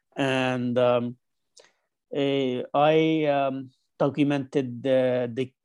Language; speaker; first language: English; non-native, learner; Chinese